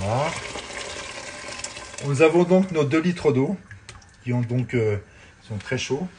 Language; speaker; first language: French; native; French